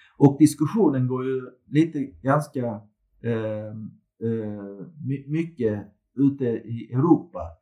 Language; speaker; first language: Swedish; early bilingual, other home language; Turkish